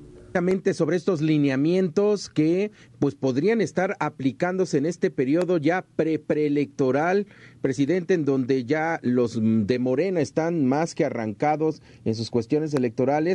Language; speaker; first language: Spanish; native; Spanish